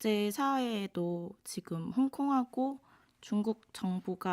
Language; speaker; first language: Korean; non-native, fluent; Cantonese